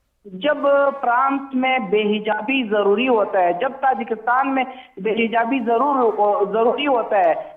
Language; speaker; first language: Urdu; non-native, fluent; Pashto